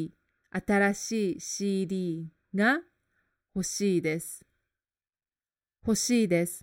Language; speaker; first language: Japanese; non-native, learner; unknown